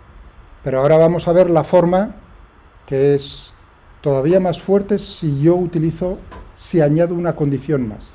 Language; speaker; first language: Spanish; native; Spanish